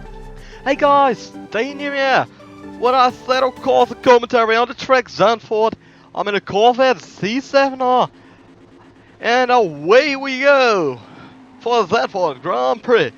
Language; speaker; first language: English; non-native, fluent; Dutch